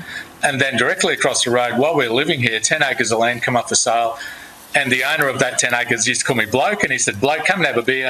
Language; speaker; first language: English; native; English